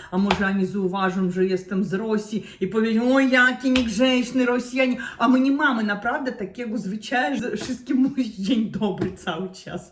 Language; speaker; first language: Polish; non-native, learner; Russian